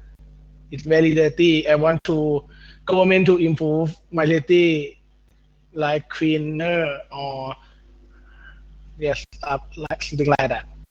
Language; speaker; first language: English; non-native, learner; Thai